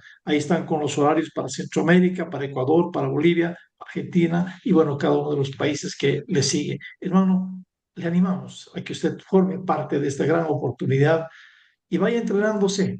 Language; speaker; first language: Spanish; native; Spanish